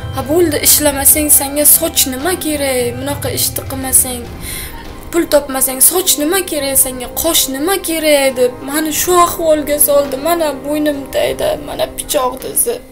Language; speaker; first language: Uzbek; native; Uzbek